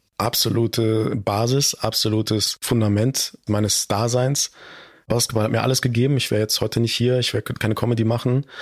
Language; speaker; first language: German; early bilingual, other home language; Turkish